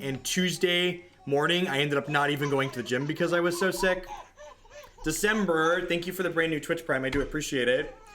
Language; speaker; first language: English; native; English